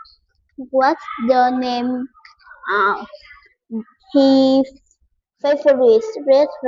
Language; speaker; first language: English; non-native, learner; Vietnamese